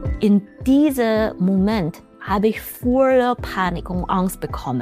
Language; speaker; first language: German; non-native, fluent; Chinese